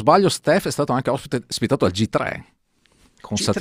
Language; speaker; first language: Italian; native; Italian